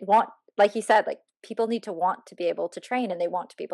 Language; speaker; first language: English; native; English